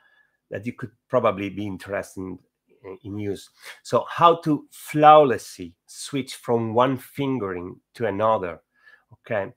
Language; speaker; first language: English; non-native, fluent; Italian